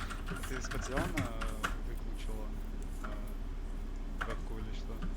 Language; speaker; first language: Russian; non-native, learner; English